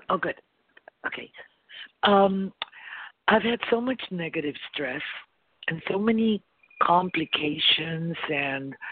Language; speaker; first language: English; non-native, fluent; Spanish